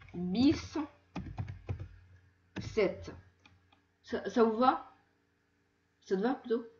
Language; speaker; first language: French; native; French